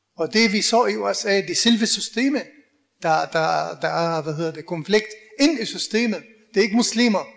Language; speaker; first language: Danish; non-native, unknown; Arabic